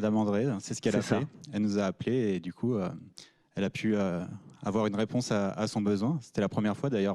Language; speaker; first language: French; native; French